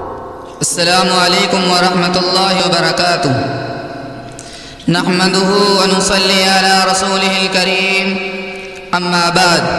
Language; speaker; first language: Urdu; native; Urdu